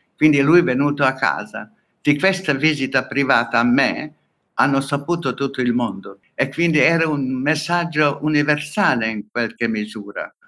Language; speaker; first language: Italian; non-native, fluent; Hungarian